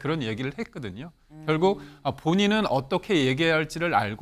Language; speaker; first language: Korean; native; Korean